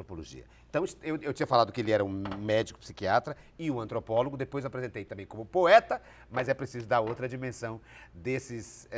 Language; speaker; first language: Portuguese; native; Portuguese